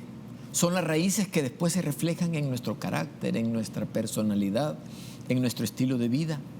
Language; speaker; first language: Spanish; native; Spanish